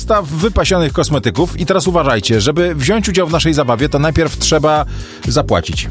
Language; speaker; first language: Polish; native; Polish